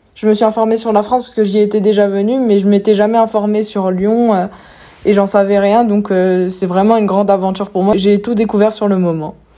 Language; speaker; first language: French; non-native, local second language; Arabic